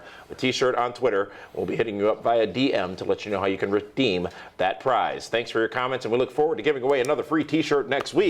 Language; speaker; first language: English; native; English